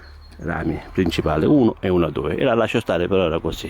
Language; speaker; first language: Italian; native; Italian